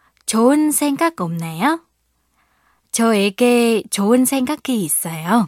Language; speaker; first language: Korean; non-native, fluent; Vietnamese